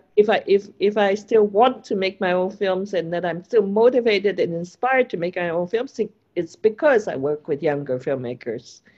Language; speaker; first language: English; non-native, local second language; Cantonese